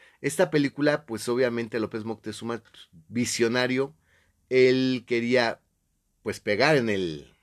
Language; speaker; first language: Spanish; native; Spanish